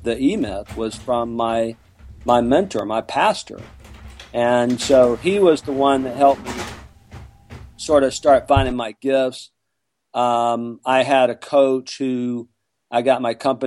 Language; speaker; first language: English; native; English